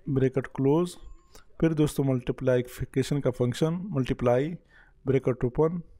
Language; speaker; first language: Urdu; non-native, local second language; Punjabi